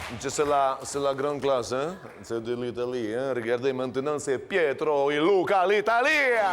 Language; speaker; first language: French; native; French